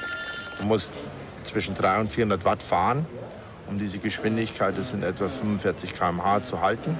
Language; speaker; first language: German; native; German